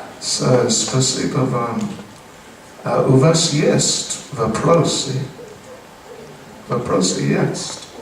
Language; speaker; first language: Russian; non-native, learner; English